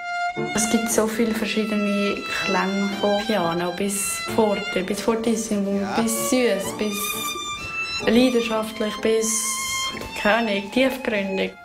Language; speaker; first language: German; native; German